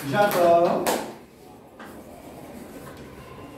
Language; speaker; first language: French; non-native, local second language; Arabic